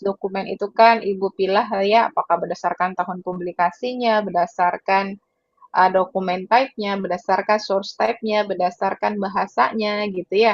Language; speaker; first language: Indonesian; native; Indonesian